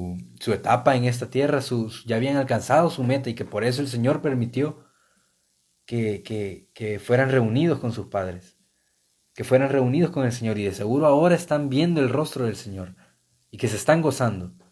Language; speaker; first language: Spanish; native; Spanish